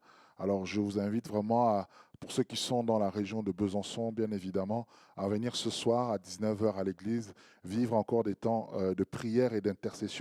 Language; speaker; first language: French; native; French